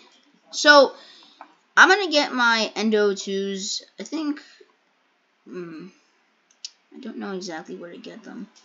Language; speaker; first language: English; native; English